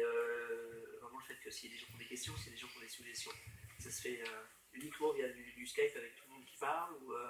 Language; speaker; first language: French; native; French